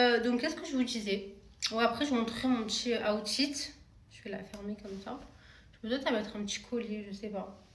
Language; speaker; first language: French; native; French